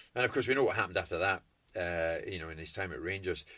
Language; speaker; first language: English; native; English